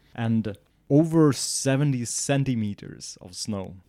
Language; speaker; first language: English; non-native, fluent; Swedish